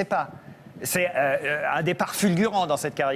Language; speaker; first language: French; native; French